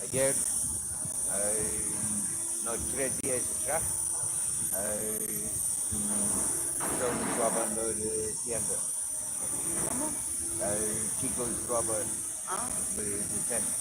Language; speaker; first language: Spanish; non-native, learner; English